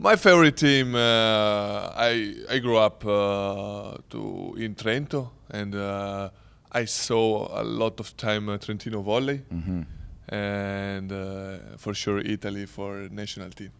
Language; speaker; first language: English; non-native, learner; Italian